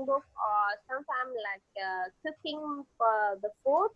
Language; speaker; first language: English; non-native, learner; Vietnamese